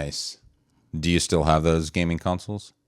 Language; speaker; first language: English; native; English